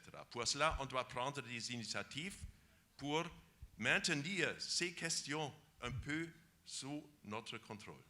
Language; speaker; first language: French; non-native, fluent; German